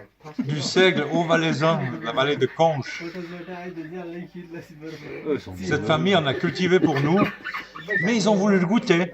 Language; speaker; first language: French; native; French